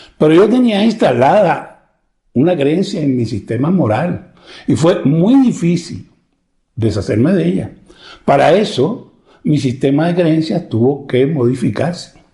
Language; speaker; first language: Spanish; native; Spanish